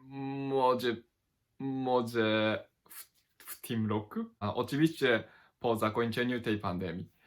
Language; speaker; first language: Polish; non-native, fluent; Japanese